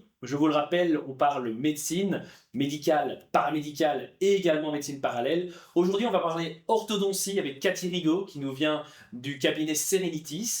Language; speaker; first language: French; native; French